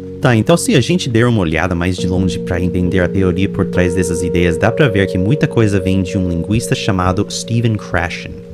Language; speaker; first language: Portuguese; non-native, fluent; English